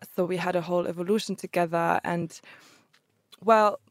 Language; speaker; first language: English; early bilingual, other home language; Croatian